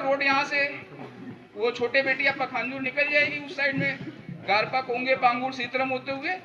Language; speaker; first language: Hindi; native; Hindi